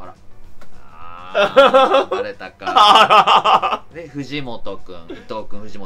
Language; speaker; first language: Japanese; native; Japanese